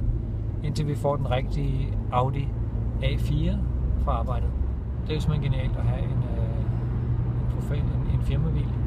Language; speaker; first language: Danish; native; Danish